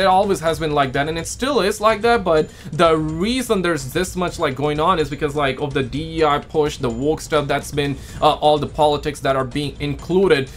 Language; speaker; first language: English; native; English